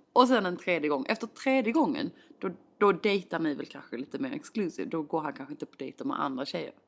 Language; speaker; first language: Swedish; native; Swedish